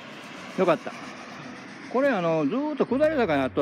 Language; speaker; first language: Japanese; native; Japanese